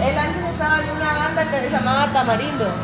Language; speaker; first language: Spanish; native; Spanish